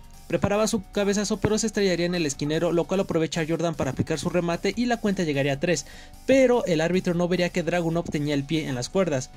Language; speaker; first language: Spanish; native; Spanish